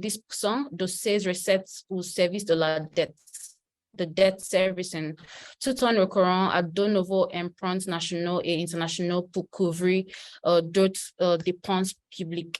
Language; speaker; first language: French; non-native, learner; Yoruba